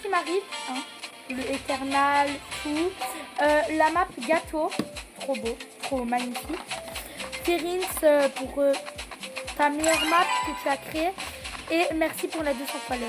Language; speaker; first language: French; native; French